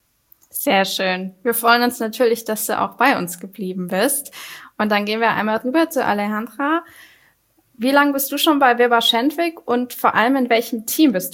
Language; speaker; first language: German; native; German